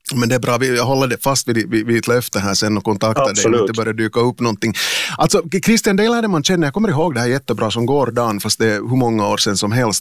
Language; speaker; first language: Swedish; native; Swedish